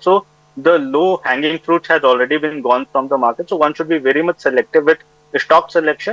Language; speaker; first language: English; non-native, local second language; Hindi